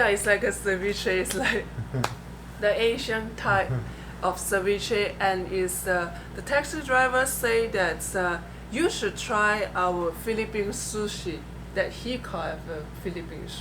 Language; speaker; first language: English; non-native, fluent; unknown